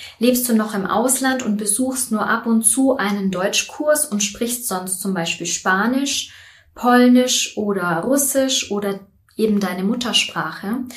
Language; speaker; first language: German; native; German